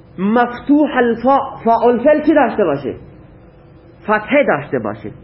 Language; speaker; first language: Persian; native; Persian